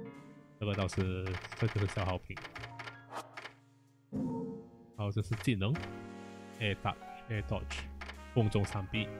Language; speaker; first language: Chinese; native; Chinese